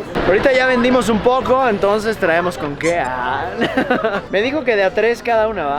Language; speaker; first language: Spanish; native; Spanish